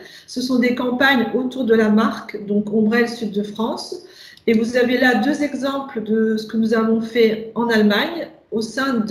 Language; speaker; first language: French; native; French